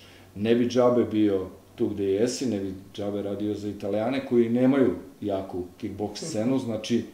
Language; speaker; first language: Serbian; native; Serbian